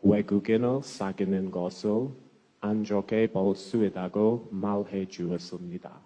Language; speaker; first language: Korean; non-native, learner; English